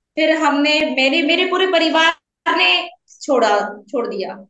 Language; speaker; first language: Hindi; native; Hindi